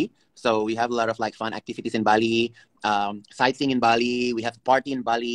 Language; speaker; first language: English; non-native, learner; Indonesian